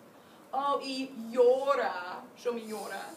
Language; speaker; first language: Spanish; non-native, fluent; English